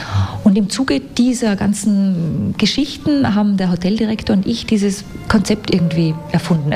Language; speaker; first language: German; native; German